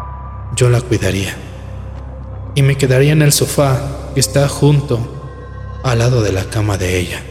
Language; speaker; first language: Spanish; native; Spanish